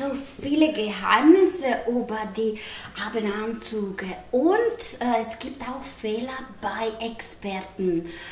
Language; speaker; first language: German; non-native, learner; Italian